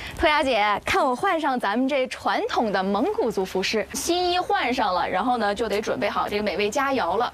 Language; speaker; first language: Chinese; native; Chinese